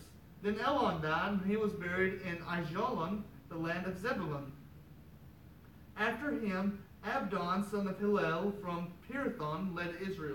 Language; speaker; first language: English; native; English